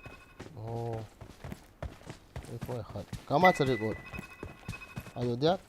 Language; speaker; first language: Hebrew; non-native, learner; Arabic